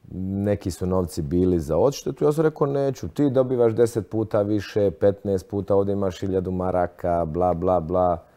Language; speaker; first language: Croatian; native; Croatian